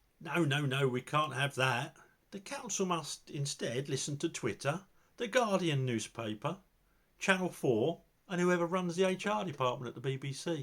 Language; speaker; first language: English; native; English